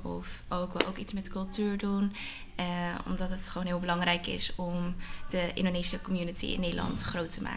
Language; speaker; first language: Dutch; early bilingual, other home language; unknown